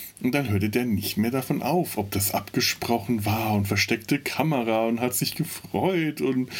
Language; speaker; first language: German; native; German